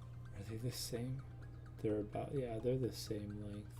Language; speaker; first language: English; native; English